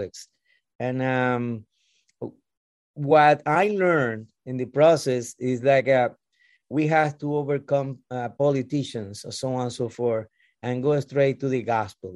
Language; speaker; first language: English; non-native, learner; Spanish